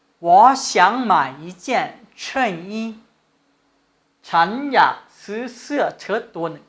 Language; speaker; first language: Chinese; non-native, fluent; Thai